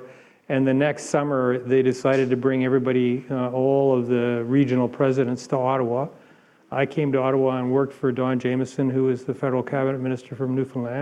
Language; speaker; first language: English; native; English